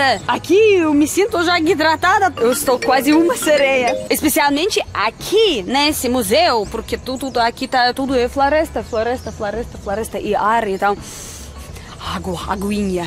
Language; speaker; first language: Portuguese; non-native, fluent; Russian